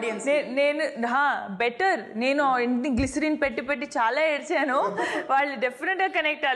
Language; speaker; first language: Telugu; non-native, fluent; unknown